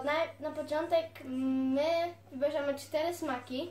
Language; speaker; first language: Polish; early bilingual, heritage; Polish